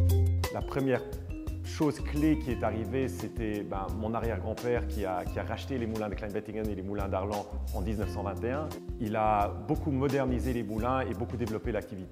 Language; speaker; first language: French; non-native, local second language; Luxembourgish